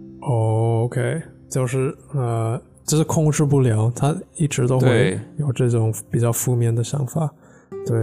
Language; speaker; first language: Chinese; non-native, fluent; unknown